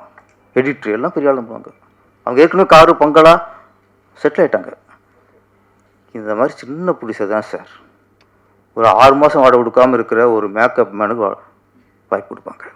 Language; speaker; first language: Tamil; native; Tamil